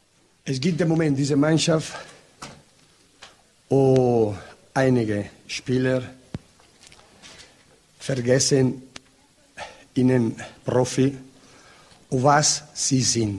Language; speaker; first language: German; non-native, learner; Italian